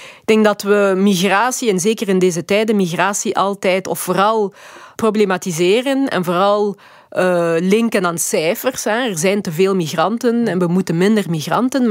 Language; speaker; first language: Dutch; early bilingual, other home language; Lingala